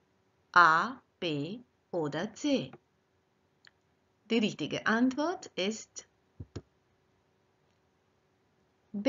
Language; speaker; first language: German; non-native, fluent; Croatian